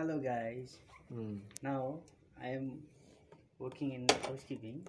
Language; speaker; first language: English; non-native, learner; Nepali